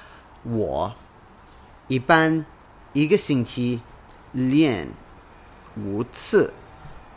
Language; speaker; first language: Chinese; non-native, learner; English